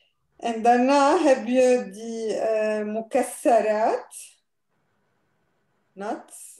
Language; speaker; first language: Dutch; non-native, fluent; Arabic